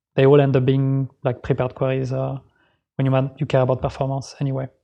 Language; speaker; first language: English; non-native, fluent; French